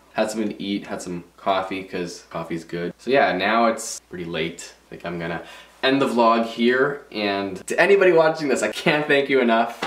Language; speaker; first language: English; native; English